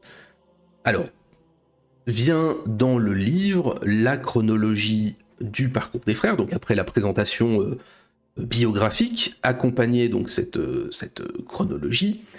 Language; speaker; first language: French; native; French